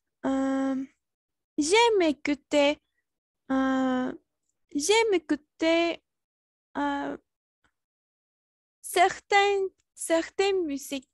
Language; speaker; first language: French; non-native, learner; Spanish